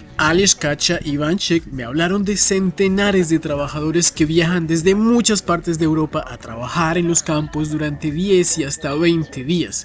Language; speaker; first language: Spanish; native; Spanish